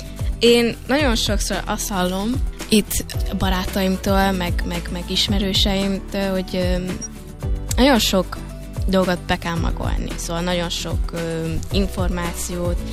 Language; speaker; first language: Hungarian; early bilingual, heritage; Hungarian